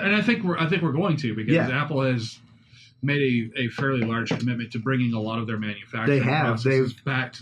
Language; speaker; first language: English; native; English